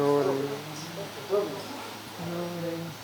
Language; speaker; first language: Hindi; native; Hindi